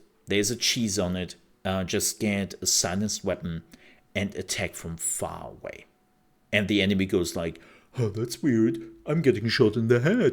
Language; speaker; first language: English; non-native, fluent; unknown